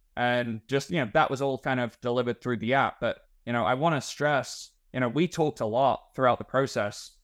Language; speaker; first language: English; native; English